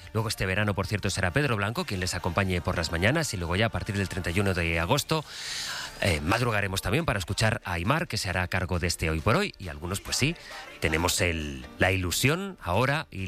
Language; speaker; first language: Spanish; native; Spanish